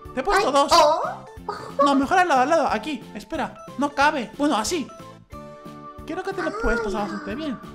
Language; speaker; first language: Spanish; native; Spanish